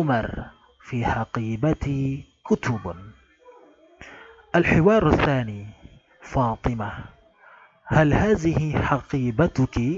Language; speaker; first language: Arabic; non-native, fluent; Indonesian